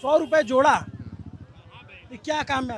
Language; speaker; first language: Hindi; native; Hindi